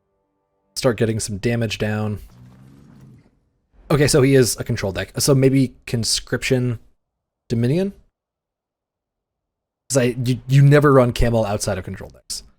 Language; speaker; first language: English; native; English